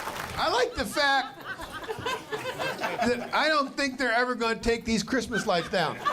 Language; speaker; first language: English; native; English